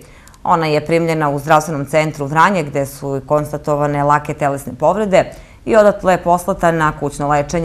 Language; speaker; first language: Serbian; native; Serbian